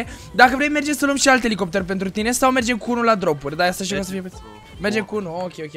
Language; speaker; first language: Romanian; native; Romanian